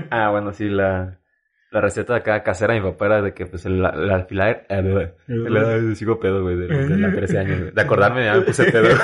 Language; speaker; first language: Spanish; native; Spanish